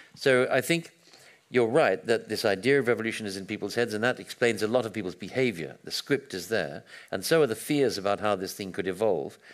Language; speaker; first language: English; native; English